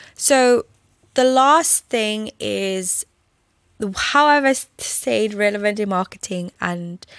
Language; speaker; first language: English; native; English